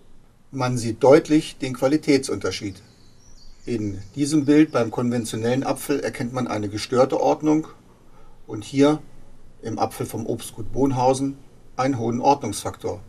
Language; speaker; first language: German; native; German